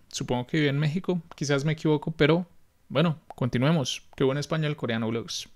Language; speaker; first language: Spanish; native; Spanish